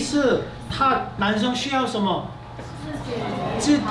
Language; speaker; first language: Chinese; non-native, fluent; Korean